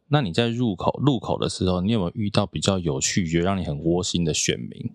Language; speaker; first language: Chinese; native; Chinese